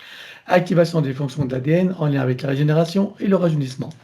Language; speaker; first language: French; native; French